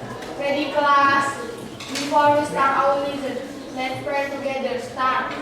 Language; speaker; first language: English; non-native, learner; Indonesian